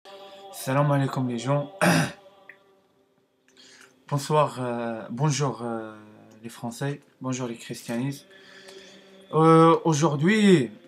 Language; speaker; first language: French; non-native, learner; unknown